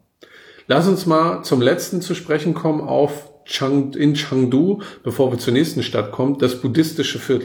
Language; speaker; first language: German; native; German